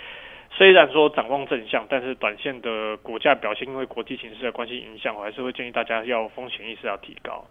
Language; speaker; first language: Chinese; native; Chinese